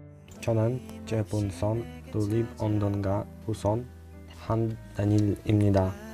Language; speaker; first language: Korean; non-native, learner; Russian